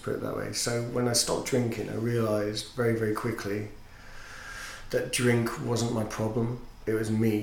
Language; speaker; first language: English; native; English